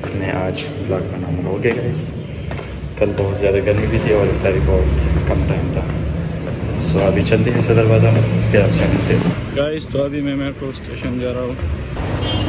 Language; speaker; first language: Urdu; non-native, local second language; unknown